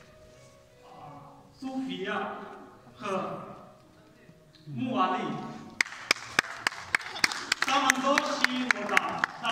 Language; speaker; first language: Chinese; non-native, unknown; Arabic